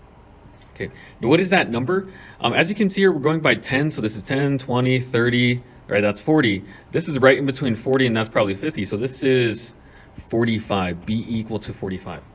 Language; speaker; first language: English; native; English